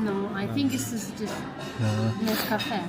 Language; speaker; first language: English; non-native, learner; Turkish